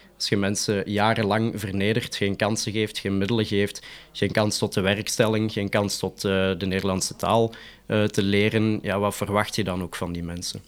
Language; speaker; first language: Dutch; native; Dutch